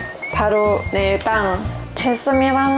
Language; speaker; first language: Korean; non-native, learner; Thai